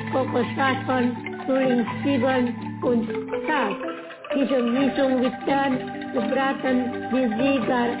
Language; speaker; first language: German; non-native, fluent; Indonesian